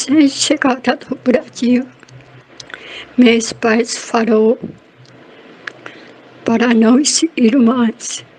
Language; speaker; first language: Portuguese; non-native, learner; Japanese